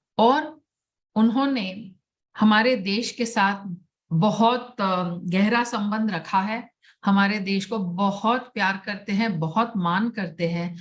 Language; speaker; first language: Hindi; non-native, local second language; Gujarati